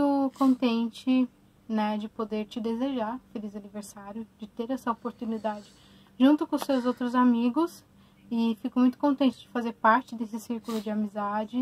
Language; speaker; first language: Portuguese; native; Portuguese